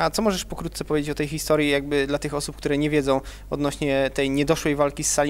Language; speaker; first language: Polish; native; Polish